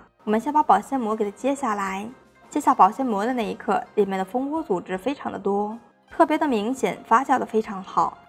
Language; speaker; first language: Chinese; native; Chinese